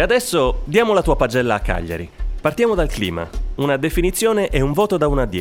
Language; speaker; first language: Italian; native; Italian